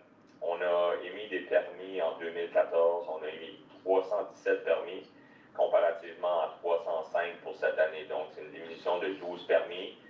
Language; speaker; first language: French; native; French